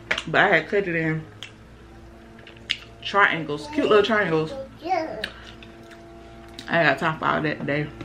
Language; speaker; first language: English; native; English